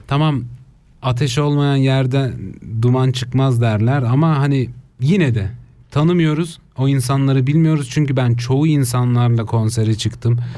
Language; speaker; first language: Turkish; early bilingual, heritage; Turkish